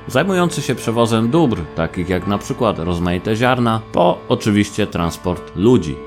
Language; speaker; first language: Polish; native; Polish